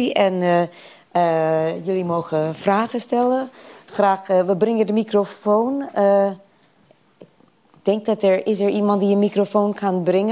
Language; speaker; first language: Dutch; non-native, fluent; English